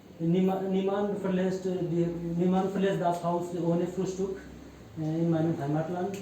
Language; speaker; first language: German; non-native, learner; Hindi